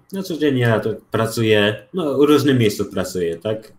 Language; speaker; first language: Polish; early bilingual, other home language; Japanese